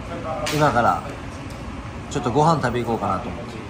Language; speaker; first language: Japanese; native; Japanese